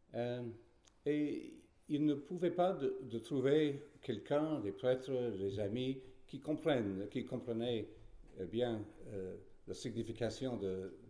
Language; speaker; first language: French; non-native, fluent; English